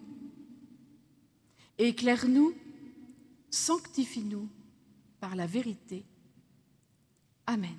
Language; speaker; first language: French; native; French